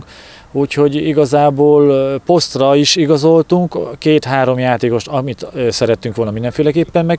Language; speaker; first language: Hungarian; native; Hungarian